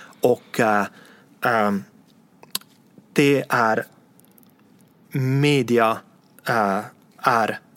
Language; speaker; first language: Swedish; non-native, fluent; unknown